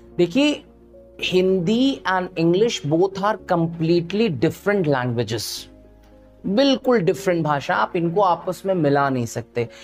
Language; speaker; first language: Hindi; native; Hindi